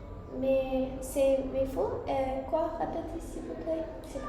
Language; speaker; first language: French; non-native, learner; English